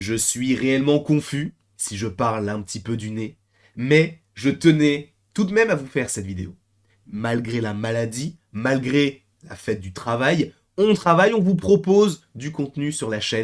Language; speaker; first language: French; native; French